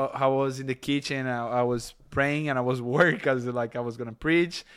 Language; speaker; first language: English; non-native, fluent; Portuguese